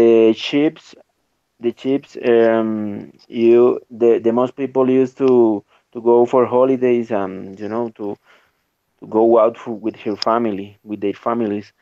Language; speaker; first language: English; non-native, learner; Spanish